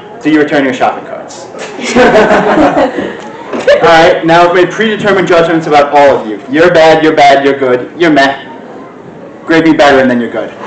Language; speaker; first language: English; native; English